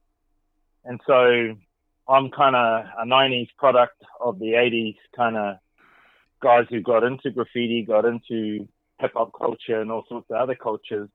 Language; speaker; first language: English; native; English